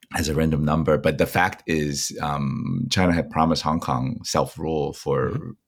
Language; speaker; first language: English; non-native, fluent; Chinese